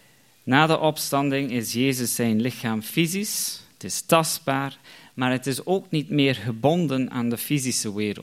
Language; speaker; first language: Dutch; non-native, fluent; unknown